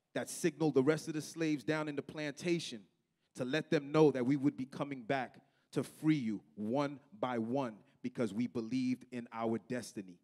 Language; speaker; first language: English; native; English